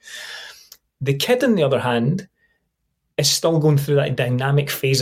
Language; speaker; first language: English; native; English